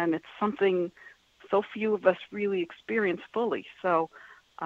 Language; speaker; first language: English; native; English